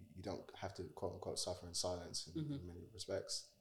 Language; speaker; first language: English; native; English